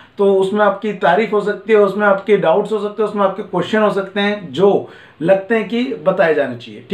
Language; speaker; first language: Hindi; native; Hindi